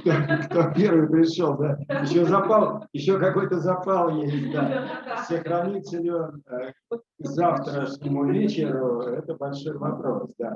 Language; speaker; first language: Russian; native; Russian